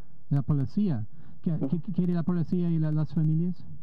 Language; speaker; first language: Spanish; non-native, learner; English